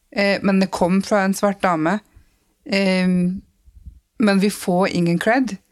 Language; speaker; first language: Norwegian; non-native, fluent; English